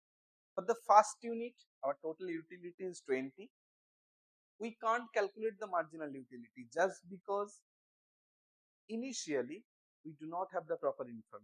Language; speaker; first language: English; non-native, local second language; Bangla